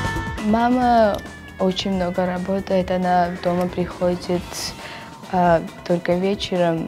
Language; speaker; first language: Russian; non-native, local second language; Georgian